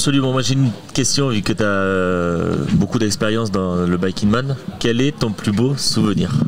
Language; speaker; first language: French; native; French